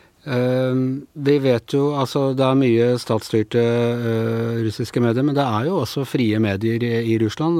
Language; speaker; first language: Norwegian; native; Norwegian